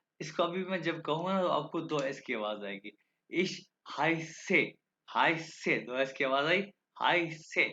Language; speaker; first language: Urdu; non-native, local second language; Punjabi